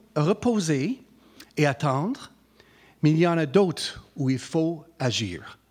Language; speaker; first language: French; non-native, fluent; English